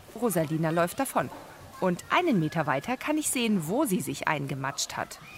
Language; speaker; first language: German; native; German